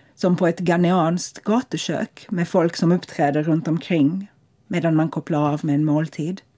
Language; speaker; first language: Swedish; non-native, fluent; English